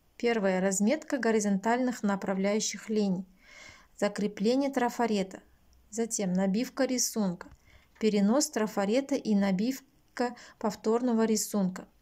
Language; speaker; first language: Russian; non-native, local second language; Kazakh